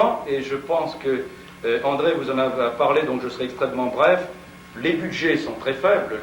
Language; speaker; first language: French; native; French